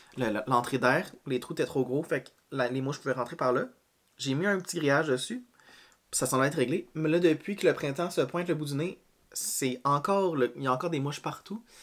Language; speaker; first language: French; native; French